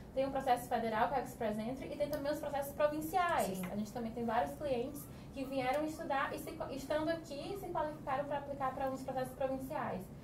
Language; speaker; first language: Portuguese; native; Portuguese